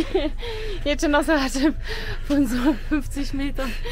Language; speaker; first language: German; native; German